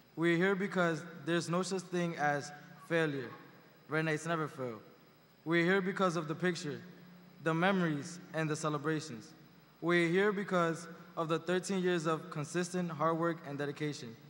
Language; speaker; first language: English; early bilingual, other home language; Spanish